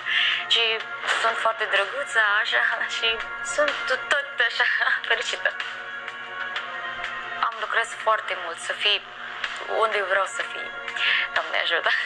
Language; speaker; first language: Romanian; non-native, learner; Filipino